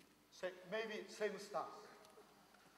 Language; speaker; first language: English; non-native, learner; Japanese